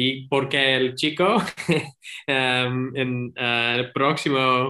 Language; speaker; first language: Spanish; non-native, learner; English